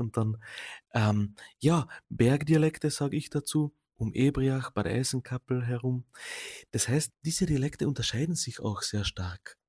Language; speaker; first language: German; non-native, local second language; Slovenian